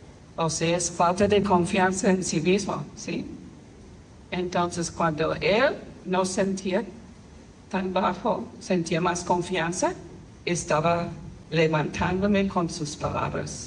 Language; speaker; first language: Spanish; non-native, fluent; English